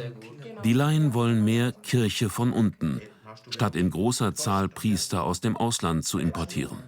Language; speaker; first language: German; native; German